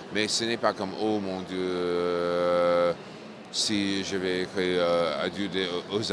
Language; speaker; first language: French; non-native, fluent; English